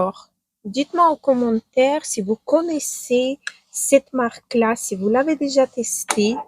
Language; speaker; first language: French; non-native, fluent; Ukrainian